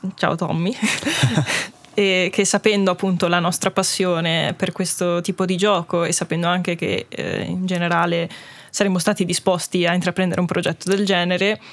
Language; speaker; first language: Italian; native; Italian